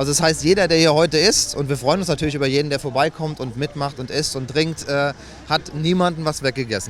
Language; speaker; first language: German; native; German